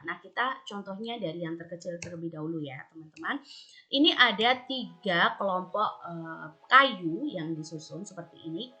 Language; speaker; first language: Indonesian; native; Indonesian